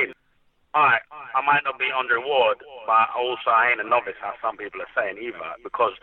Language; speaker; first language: English; native; English